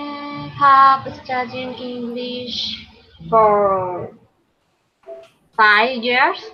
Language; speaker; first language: English; non-native, learner; Spanish